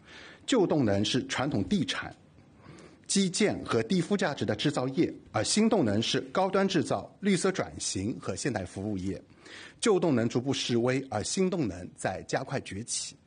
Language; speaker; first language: Chinese; native; Chinese